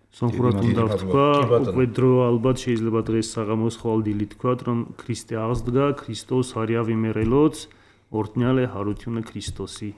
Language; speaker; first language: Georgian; non-native, local second language; Armenian